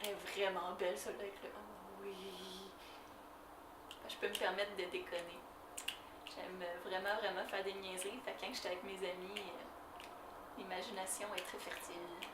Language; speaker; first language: French; native; French